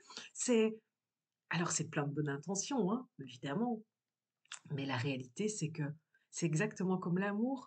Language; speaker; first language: French; native; French